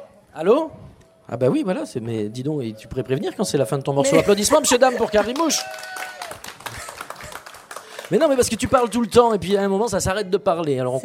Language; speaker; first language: French; native; French